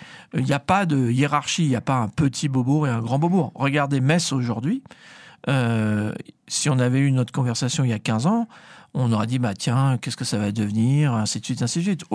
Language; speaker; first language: French; native; French